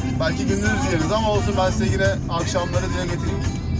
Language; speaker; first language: Turkish; native; Turkish